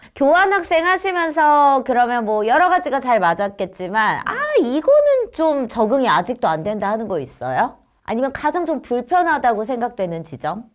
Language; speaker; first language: Korean; native; Korean